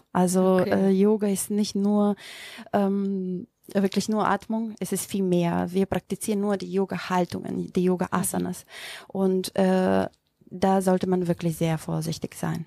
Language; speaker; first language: German; non-native, fluent; Macedonian